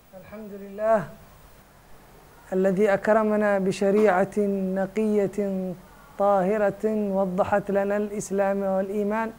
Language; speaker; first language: Arabic; non-native, fluent; Indonesian